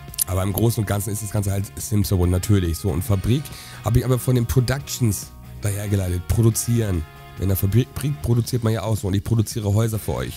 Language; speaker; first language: German; native; German